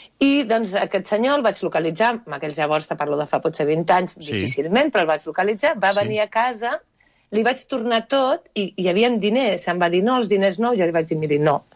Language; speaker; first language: Catalan; non-native, local second language; Spanish